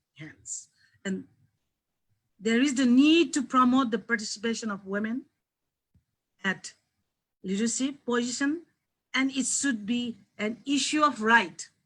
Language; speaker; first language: English; non-native, local second language; Nepali